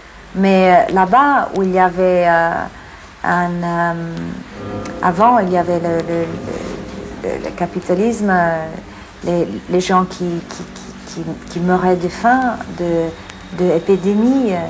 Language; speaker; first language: French; non-native, fluent; English